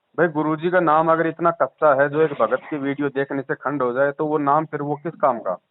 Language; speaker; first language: Hindi; native; Hindi